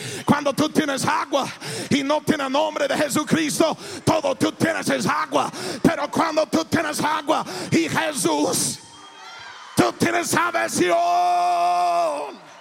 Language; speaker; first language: Spanish; non-native, learner; English